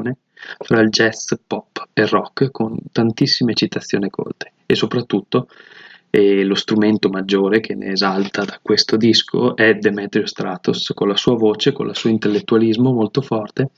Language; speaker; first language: Italian; native; Italian